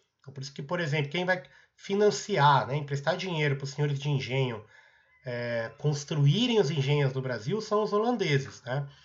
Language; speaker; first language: Portuguese; native; Portuguese